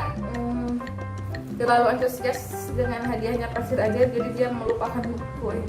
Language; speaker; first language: Malay; native; Malay